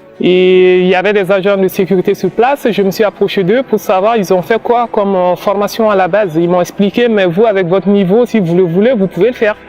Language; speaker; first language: French; non-native, local second language; Bambara